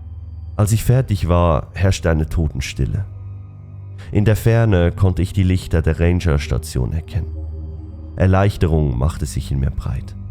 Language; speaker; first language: German; native; German